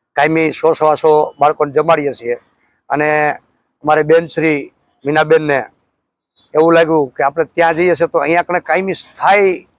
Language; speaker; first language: Gujarati; native; Gujarati